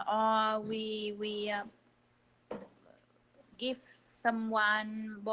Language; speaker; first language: English; non-native, learner; Vietnamese